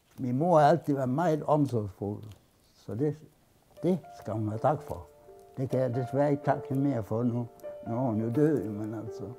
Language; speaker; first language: Danish; early bilingual, other home language; Finnish